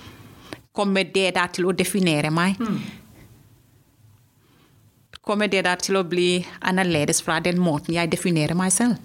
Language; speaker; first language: Norwegian; non-native, fluent; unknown